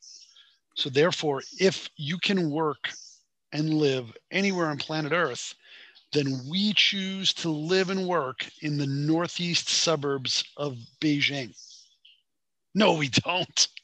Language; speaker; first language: English; native; English